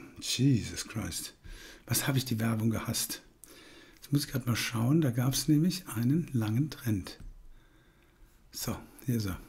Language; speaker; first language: German; native; German